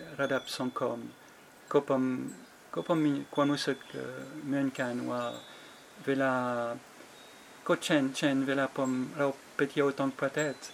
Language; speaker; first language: Thai; non-native, fluent; French